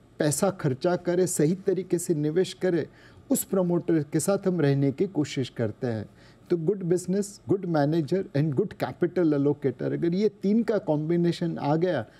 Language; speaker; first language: Hindi; non-native, local second language; Gujarati